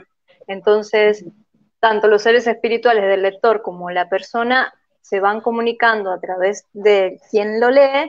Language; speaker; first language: Spanish; native; Spanish